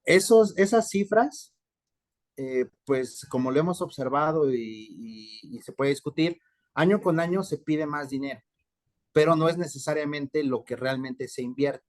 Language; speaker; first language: Spanish; native; Spanish